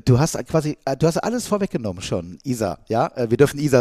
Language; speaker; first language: German; native; German